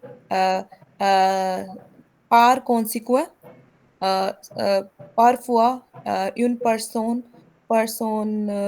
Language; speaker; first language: French; non-native, learner; Hindi